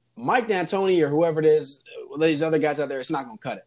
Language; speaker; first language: English; native; English